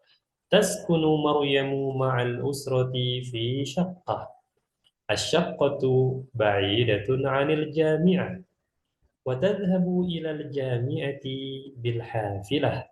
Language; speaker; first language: Arabic; non-native, fluent; Indonesian